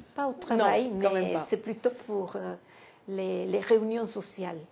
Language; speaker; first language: French; non-native, fluent; Spanish